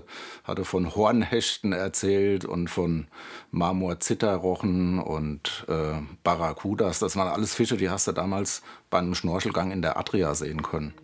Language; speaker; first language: German; native; German